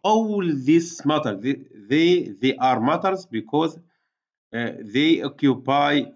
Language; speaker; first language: English; non-native, fluent; Arabic